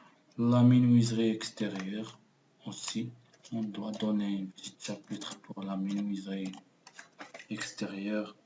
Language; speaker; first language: French; non-native, local second language; Arabic